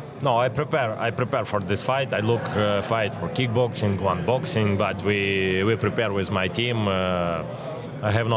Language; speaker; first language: English; non-native, learner; Dutch